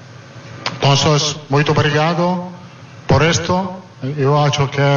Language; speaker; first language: Portuguese; non-native, fluent; Italian